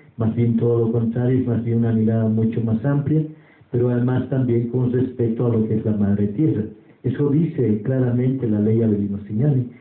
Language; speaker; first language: Spanish; native; Spanish